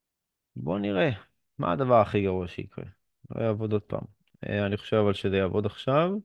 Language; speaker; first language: Hebrew; native; Hebrew